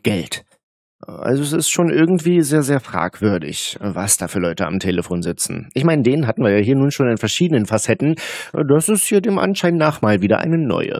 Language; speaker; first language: German; native; German